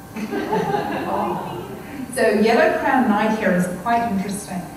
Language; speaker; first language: English; native; English